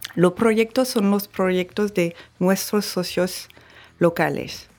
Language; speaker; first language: Spanish; non-native, fluent; French